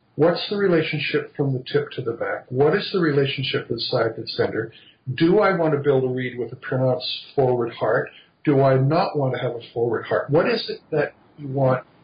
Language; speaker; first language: English; native; English